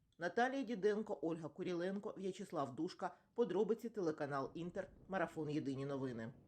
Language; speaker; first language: Ukrainian; native; Ukrainian